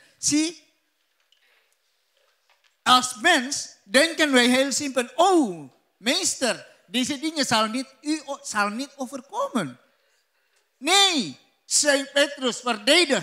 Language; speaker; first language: Dutch; non-native, learner; Indonesian